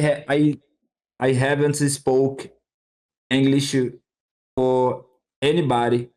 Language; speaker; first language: English; non-native, learner; Portuguese